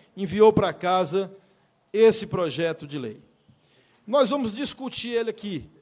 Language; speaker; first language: Portuguese; native; Portuguese